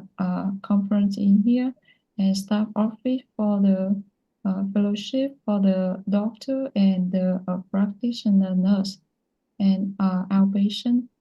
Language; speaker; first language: English; non-native, learner; Vietnamese